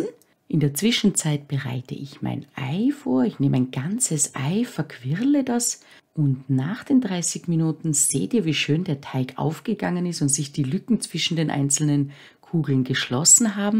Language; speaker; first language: German; native; German